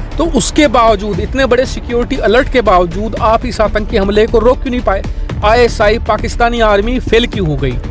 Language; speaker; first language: Hindi; native; Hindi